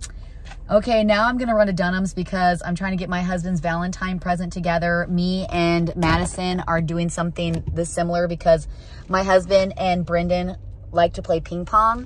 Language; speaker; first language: English; native; English